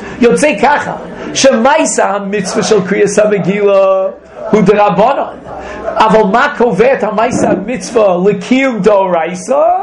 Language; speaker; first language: Hebrew; non-native, fluent; English